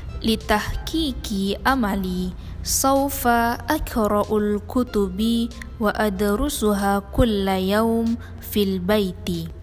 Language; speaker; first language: Arabic; non-native, learner; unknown